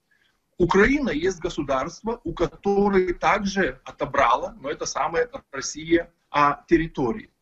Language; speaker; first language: Russian; non-native, fluent; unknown